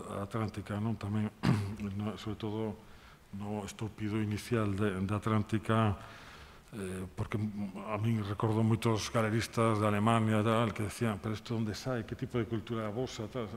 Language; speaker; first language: Spanish; non-native, local second language; Galician